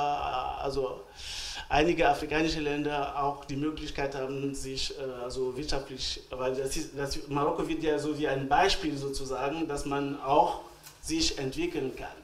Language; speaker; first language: German; non-native, fluent; French